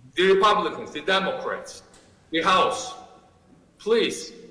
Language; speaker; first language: English; non-native, fluent; Georgian